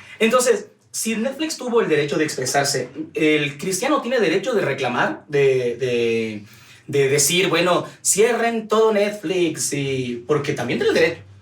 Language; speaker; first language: Spanish; native; Spanish